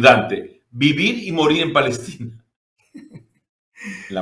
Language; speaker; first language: Spanish; native; Spanish